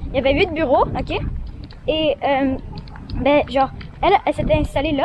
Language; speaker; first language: French; native; French